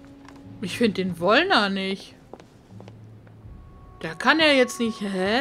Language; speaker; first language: German; native; German